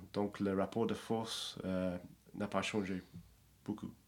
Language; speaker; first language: French; non-native, fluent; English